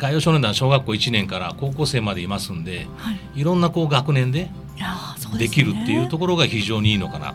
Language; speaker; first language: Japanese; native; Japanese